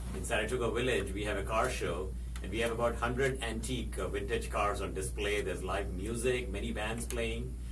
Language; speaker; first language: English; non-native, local second language; Hindi